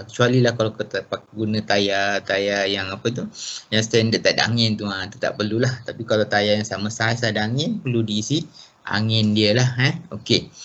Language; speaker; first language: Malay; native; Malay